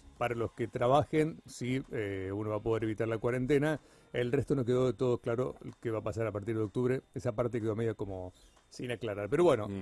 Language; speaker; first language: Spanish; native; Spanish